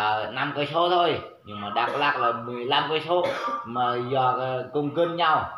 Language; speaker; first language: Vietnamese; non-native, local second language; Jarai